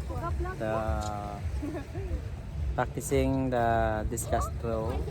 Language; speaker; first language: English; non-native, local second language; Hiligaynon